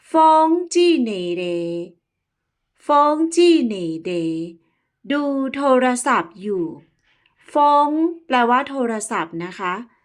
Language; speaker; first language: Thai; native; Thai